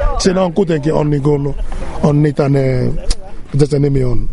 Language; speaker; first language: Finnish; non-native, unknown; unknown